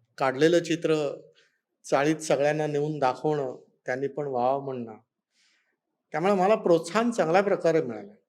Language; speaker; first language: Marathi; non-native, local second language; Konkani